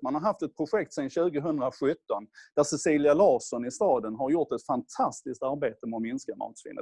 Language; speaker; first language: Swedish; native; Swedish